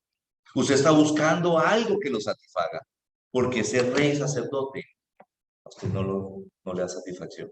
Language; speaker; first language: Spanish; native; Spanish